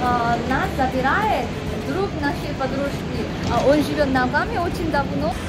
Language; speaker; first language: Russian; non-native, fluent; Korean